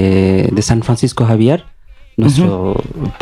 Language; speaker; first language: Spanish; non-native, learner; Bangla